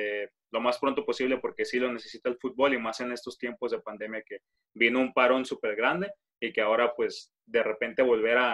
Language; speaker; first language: Spanish; native; Spanish